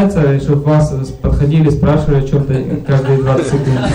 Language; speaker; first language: Russian; native; Russian